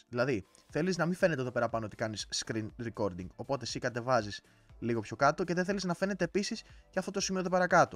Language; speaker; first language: Greek; native; Greek